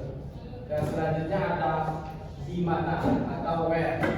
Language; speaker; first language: Indonesian; native; Indonesian